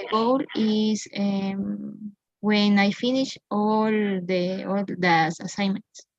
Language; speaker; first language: English; non-native, learner; Spanish